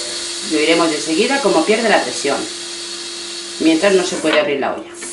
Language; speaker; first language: Spanish; native; Spanish